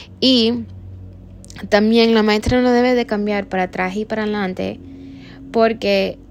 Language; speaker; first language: Spanish; early bilingual, heritage; Spanish